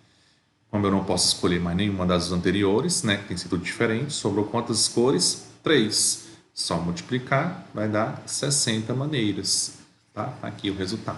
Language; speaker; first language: Portuguese; native; Portuguese